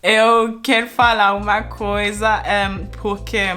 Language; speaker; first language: Portuguese; non-native, fluent; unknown